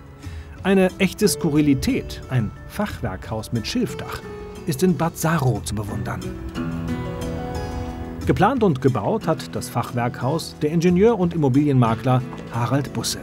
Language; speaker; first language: German; native; German